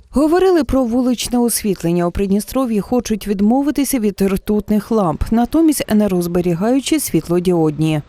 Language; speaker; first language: Ukrainian; non-native, local second language; Russian